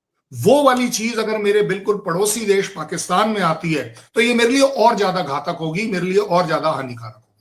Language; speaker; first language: Hindi; native; Hindi